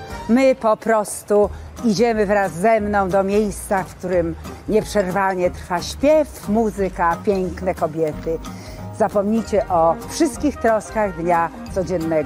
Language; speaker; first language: Polish; native; Polish